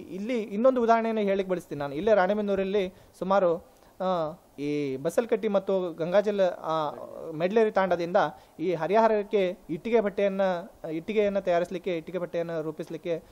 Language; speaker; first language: Kannada; non-native, local second language; Lambadi